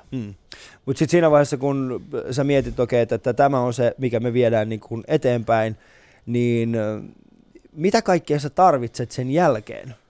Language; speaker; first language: Finnish; non-native, fluent; Persian